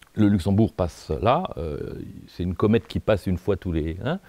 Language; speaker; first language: French; native; French